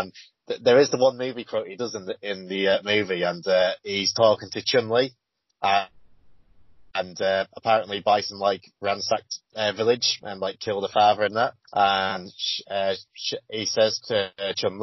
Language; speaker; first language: English; native; English